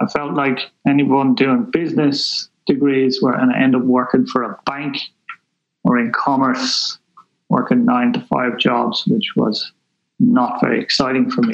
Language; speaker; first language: English; native; English